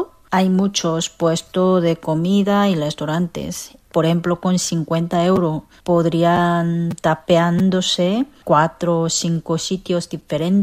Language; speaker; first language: Spanish; non-native, fluent; Korean